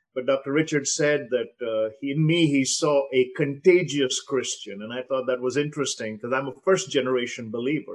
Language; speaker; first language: English; non-native, local second language; Telugu